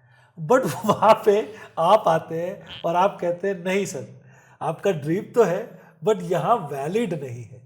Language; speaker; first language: Hindi; native; Hindi